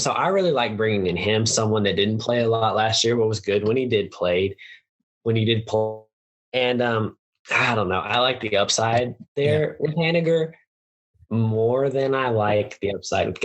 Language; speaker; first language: English; native; English